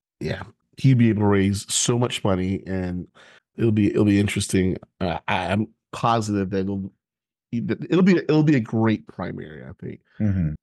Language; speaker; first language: English; native; English